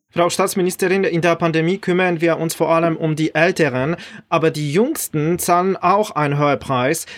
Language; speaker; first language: German; non-native, fluent; Polish